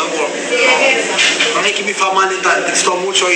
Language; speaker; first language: Italian; non-native, learner; Albanian